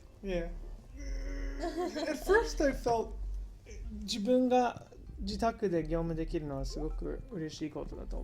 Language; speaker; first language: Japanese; non-native, fluent; English